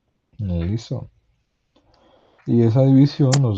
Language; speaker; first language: Spanish; native; Spanish